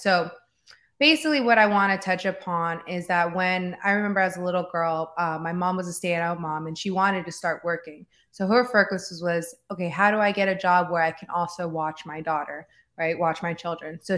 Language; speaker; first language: English; native; English